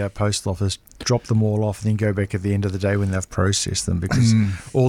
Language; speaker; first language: English; native; English